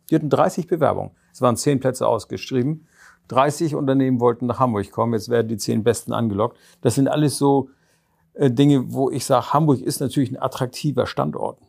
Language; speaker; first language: German; native; German